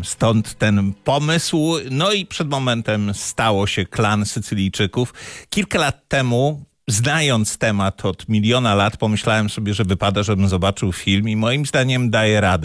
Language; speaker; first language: Polish; native; Polish